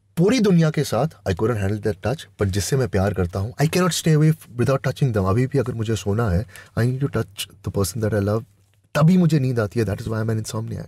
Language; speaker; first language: Hindi; native; Hindi